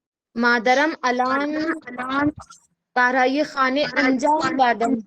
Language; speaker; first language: Persian; non-native, learner; Urdu